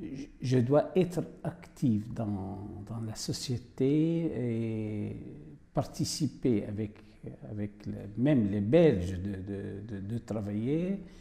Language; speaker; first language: French; non-native, fluent; Arabic